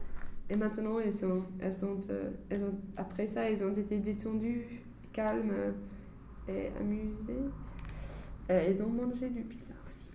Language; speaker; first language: French; non-native, learner; English